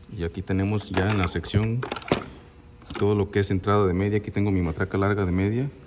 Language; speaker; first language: Spanish; native; Spanish